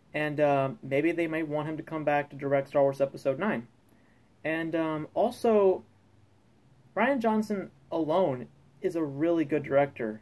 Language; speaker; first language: English; native; English